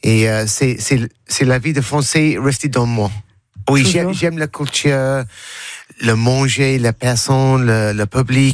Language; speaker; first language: French; non-native, learner; English